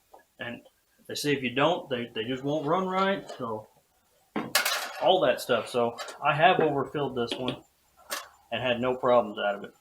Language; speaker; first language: English; native; English